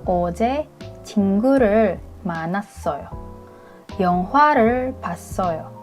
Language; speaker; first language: Korean; non-native, fluent; Indonesian